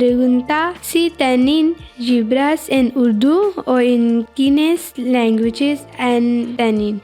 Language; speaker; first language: Catalan; non-native, learner; Urdu